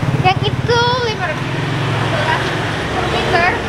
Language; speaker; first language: Indonesian; non-native, learner; English